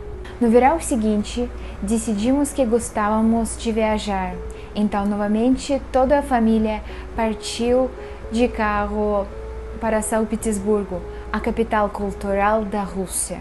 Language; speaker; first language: Portuguese; non-native, fluent; Russian